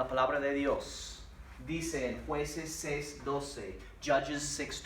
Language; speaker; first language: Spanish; non-native, fluent; English